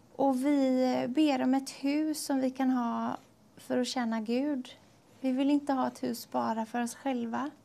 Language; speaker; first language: Swedish; native; Swedish